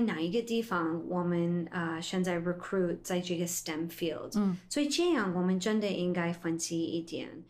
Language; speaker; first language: Chinese; non-native, fluent; English